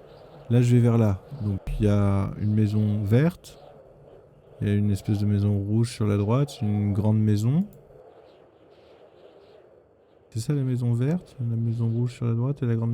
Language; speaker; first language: French; native; French